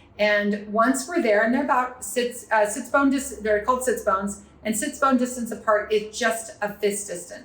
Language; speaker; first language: English; native; English